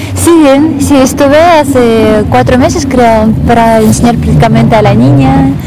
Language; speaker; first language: Spanish; non-native, fluent; Russian